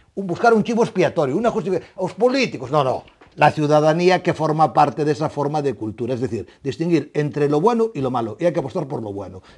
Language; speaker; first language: Spanish; native; Spanish